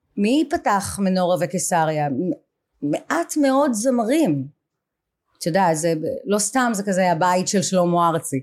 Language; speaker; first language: Hebrew; native; Hebrew